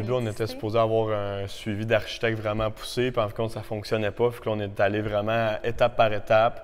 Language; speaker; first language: French; native; French